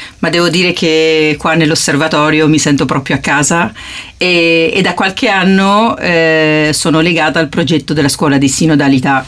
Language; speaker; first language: Italian; non-native, fluent; Spanish